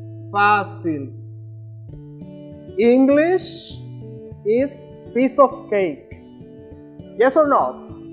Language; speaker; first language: English; non-native, fluent; Spanish